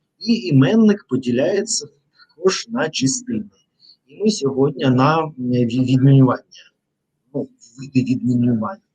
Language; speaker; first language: Ukrainian; non-native, local second language; Russian